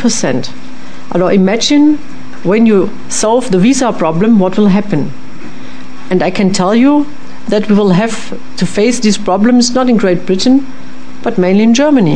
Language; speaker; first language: English; non-native, fluent; French